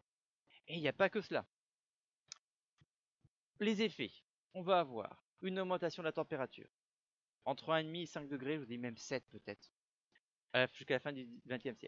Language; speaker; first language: French; native; French